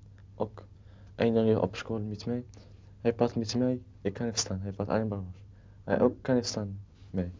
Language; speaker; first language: Dutch; non-native, learner; Arabic